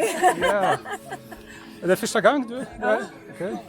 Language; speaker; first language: Swedish; non-native, fluent; Polish